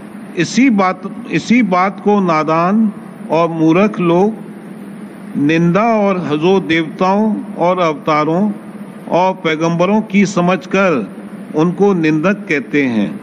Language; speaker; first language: Hindi; native; Hindi